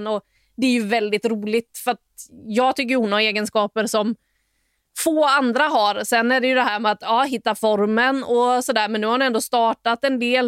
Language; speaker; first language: Swedish; native; Swedish